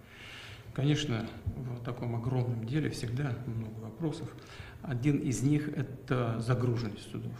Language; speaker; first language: Russian; native; Russian